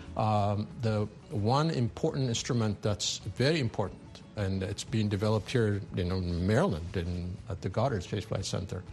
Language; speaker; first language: English; non-native, fluent; Amharic